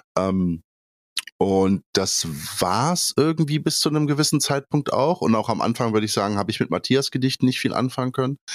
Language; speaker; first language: German; early bilingual, other home language; Polish